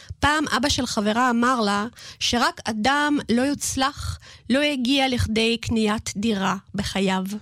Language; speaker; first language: Hebrew; non-native, fluent; Russian